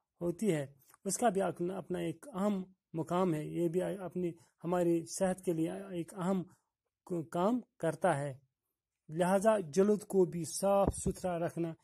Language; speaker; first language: Urdu; non-native, local second language; Kashmiri